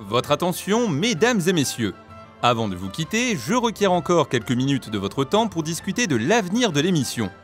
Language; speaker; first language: French; native; French